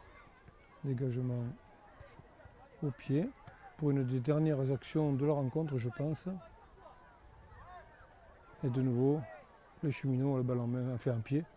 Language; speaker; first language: French; native; French